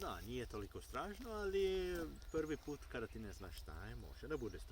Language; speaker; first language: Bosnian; non-native, learner; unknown